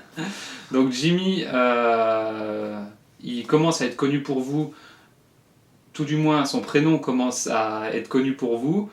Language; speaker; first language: French; native; French